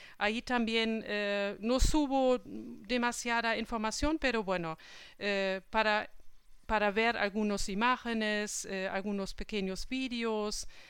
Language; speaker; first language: Spanish; non-native, fluent; German